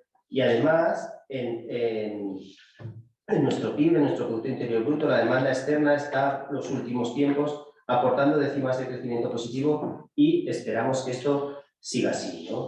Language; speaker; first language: Spanish; native; Spanish